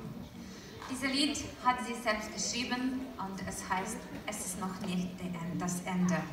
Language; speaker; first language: German; non-native, learner; Ukrainian